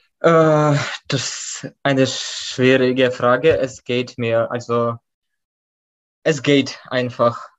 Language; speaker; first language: German; non-native, fluent; Ukrainian